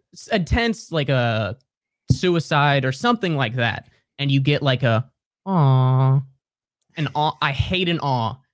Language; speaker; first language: English; native; English